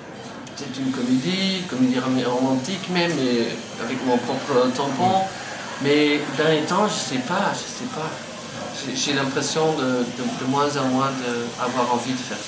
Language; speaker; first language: French; non-native, fluent; Dutch